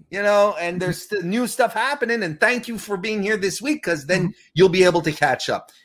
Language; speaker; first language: English; native; English